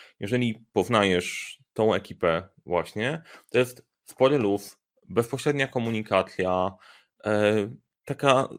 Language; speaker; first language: Polish; native; Polish